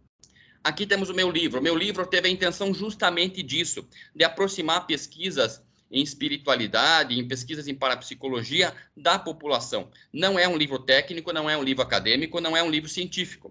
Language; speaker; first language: Portuguese; native; Portuguese